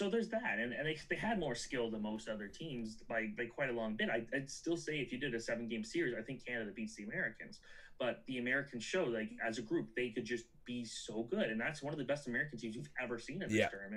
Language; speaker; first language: English; native; English